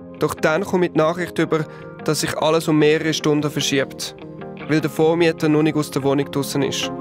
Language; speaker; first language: German; native; German